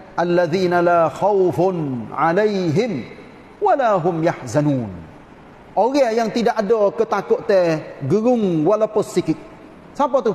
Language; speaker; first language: Malay; native; Malay